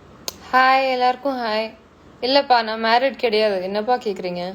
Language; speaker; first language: Tamil; non-native, fluent; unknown